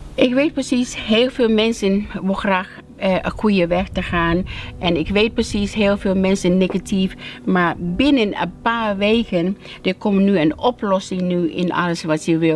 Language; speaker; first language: Dutch; non-native, learner; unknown